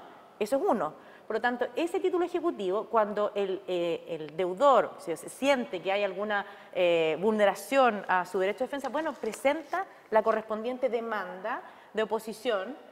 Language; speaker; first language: Spanish; native; Spanish